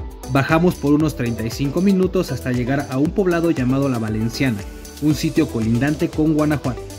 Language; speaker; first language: Spanish; native; Spanish